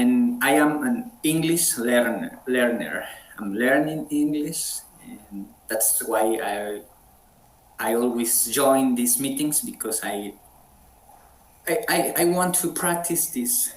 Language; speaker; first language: English; non-native, fluent; Spanish